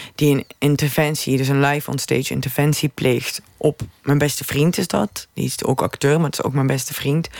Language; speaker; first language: Dutch; native; Dutch